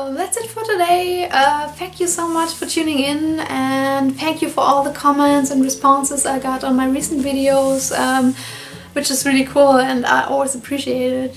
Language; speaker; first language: English; non-native, fluent; German